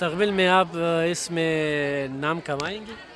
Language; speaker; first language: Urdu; non-native, local second language; Pashto